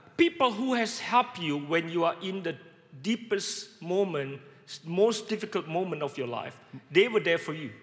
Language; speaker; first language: English; non-native, fluent; Indonesian